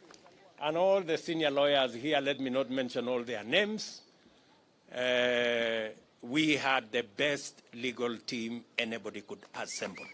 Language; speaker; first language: English; non-native, local second language; Kalenjin